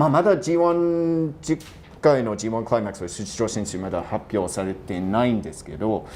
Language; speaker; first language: Japanese; non-native, fluent; English